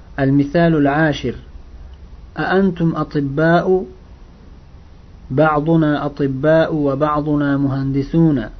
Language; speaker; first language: Arabic; non-native, fluent; Uzbek